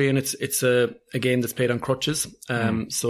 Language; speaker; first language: English; native; English